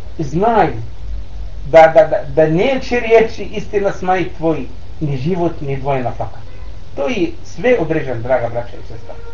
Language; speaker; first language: Bosnian; non-native, learner; Arabic